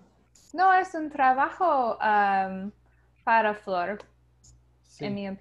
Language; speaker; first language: Spanish; non-native, learner; English